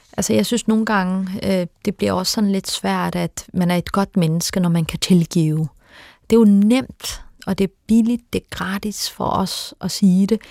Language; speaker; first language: Danish; early bilingual, other home language; Turkish